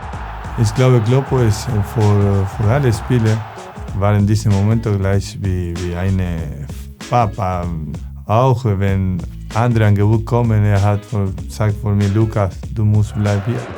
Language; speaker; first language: German; non-native, learner; Spanish